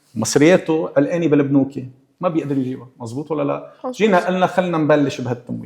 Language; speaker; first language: Arabic; early bilingual, heritage; Arabic